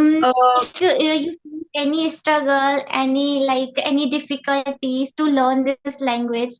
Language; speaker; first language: English; non-native, learner; Hindi